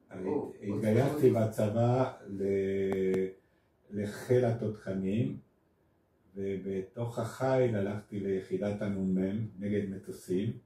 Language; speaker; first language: Hebrew; non-native, fluent; Spanish